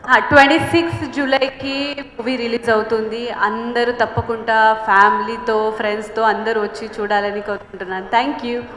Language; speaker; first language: Telugu; non-native, fluent; Marathi